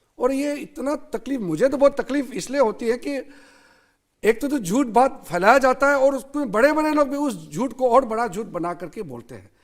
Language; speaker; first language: Hindi; non-native, local second language; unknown